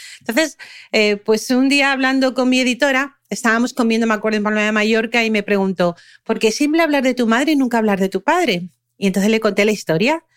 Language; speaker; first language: Spanish; native; Spanish